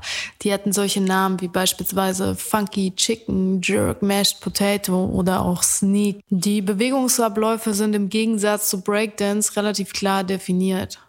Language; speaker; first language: German; native; German